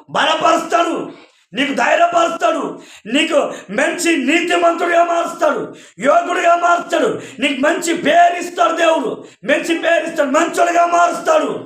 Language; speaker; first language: Telugu; non-native, local second language; Koya